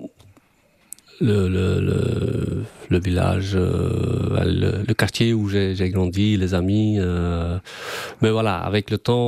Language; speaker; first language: French; non-native, fluent; Albanian